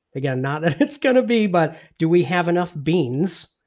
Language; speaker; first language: English; native; English